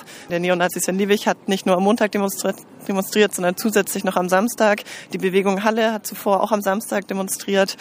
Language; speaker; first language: German; native; German